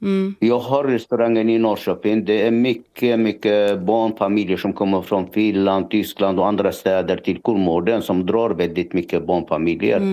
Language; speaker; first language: Swedish; non-native, fluent; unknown